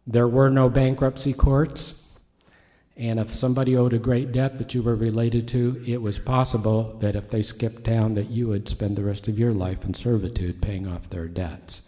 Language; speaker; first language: English; native; English